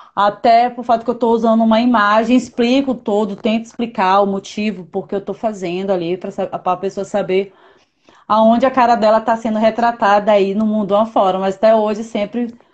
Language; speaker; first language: Portuguese; native; Portuguese